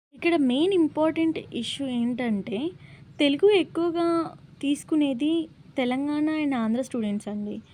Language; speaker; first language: Telugu; non-native, local second language; Lambadi